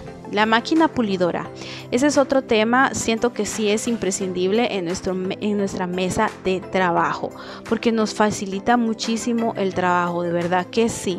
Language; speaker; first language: Spanish; native; Spanish